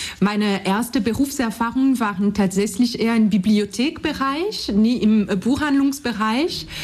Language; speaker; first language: German; non-native, fluent; French